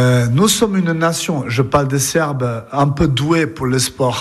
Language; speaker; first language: French; non-native, fluent; Serbian